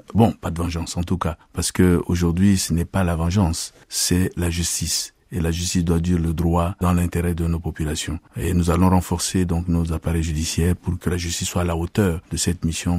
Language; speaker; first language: French; non-native, local second language; Sango